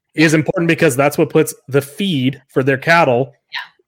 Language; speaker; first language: English; native; English